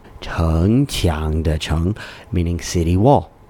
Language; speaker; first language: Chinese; non-native, learner; English